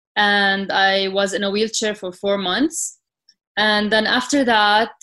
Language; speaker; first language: English; non-native, fluent; Arabic